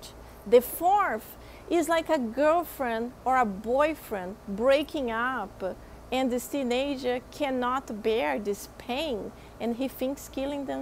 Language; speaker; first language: English; non-native, fluent; Portuguese